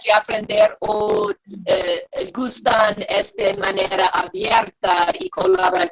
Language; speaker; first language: Spanish; non-native, learner; English